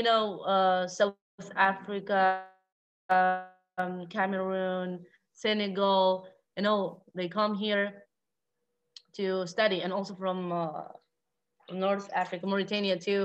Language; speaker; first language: English; non-native, fluent; Arabic